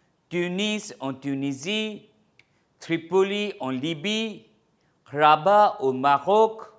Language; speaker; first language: French; non-native, fluent; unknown